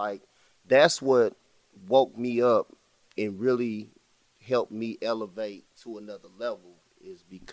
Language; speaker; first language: English; native; English